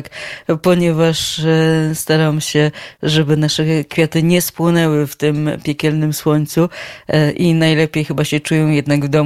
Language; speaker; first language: Polish; native; Polish